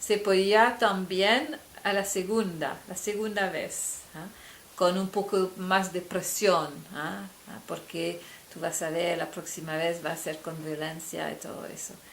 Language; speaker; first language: Spanish; non-native, fluent; French